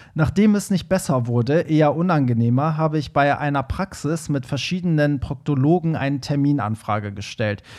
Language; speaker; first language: German; early bilingual, other home language; Persian